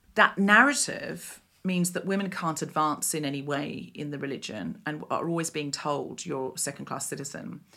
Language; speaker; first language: English; native; English